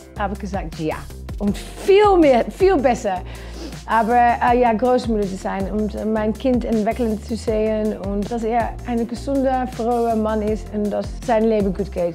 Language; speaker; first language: German; non-native, fluent; Dutch